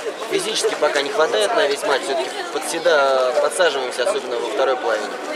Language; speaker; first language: Russian; native; Russian